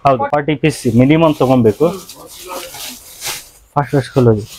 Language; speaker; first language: Kannada; non-native, local second language; Urdu